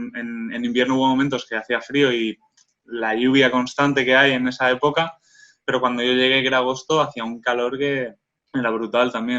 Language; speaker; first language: Spanish; non-native, local second language; Catalan